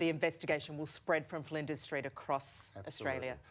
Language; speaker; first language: English; native; English